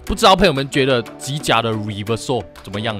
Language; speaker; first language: Chinese; native; Chinese